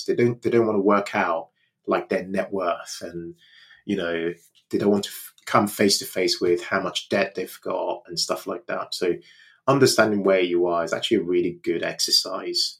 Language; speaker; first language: English; non-native, local second language; Yoruba